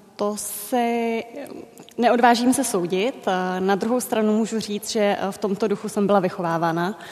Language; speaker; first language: Czech; early bilingual, other home language; Vietnamese